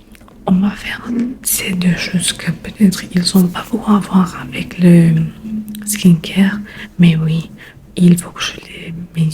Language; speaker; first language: French; non-native, learner; Spanish